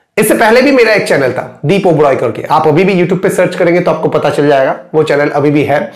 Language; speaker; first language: Hindi; non-native, local second language; Bangla